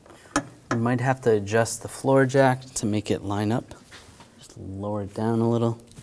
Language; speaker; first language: English; native; English